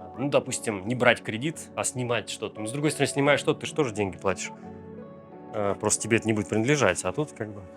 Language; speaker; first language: Russian; native; Russian